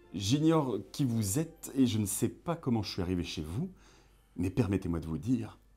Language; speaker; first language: French; native; French